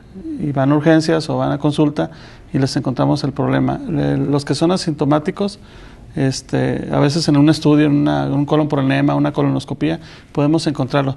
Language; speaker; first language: Spanish; native; Spanish